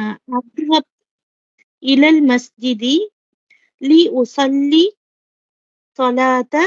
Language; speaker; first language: Arabic; non-native, learner; Tamil